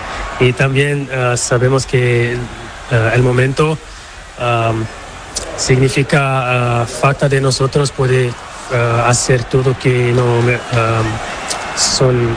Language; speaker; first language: Spanish; non-native, local second language; Portuguese